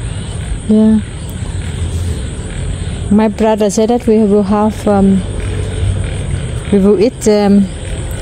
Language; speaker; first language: English; non-native, learner; Vietnamese